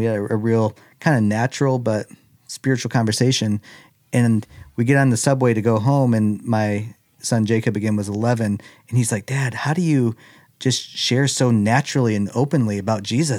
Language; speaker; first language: English; early bilingual, other home language; German